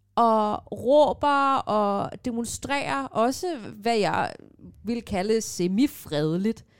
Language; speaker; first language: Danish; early bilingual, other home language; Persian